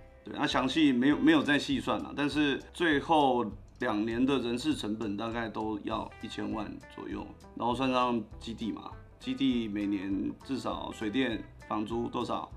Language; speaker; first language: Chinese; native; Chinese